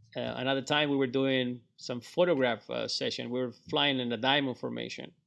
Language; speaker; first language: English; non-native, fluent; Spanish